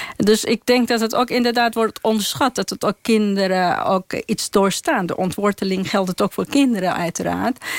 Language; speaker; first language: Dutch; non-native, fluent; Persian